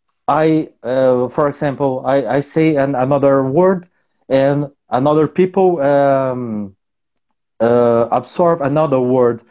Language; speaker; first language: English; non-native, learner; Portuguese